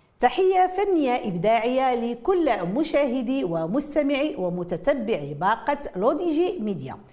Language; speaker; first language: Arabic; native; Arabic